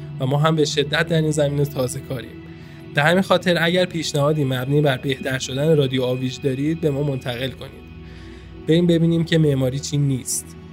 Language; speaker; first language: Persian; native; Persian